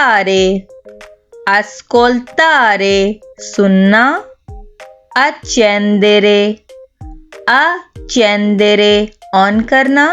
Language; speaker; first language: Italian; non-native, fluent; Urdu